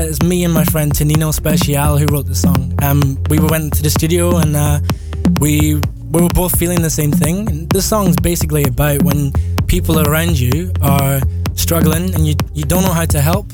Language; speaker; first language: English; native; English